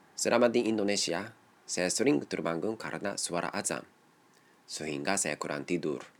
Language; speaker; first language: Indonesian; non-native, learner; Japanese